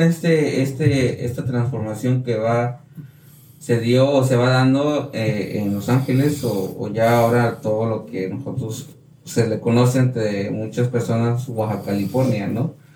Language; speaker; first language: Spanish; native; Spanish